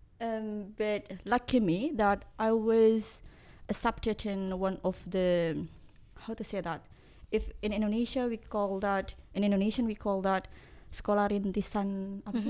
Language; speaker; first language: English; non-native, fluent; Indonesian